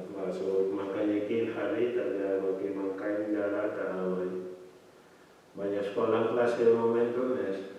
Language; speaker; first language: Basque; non-native, learner; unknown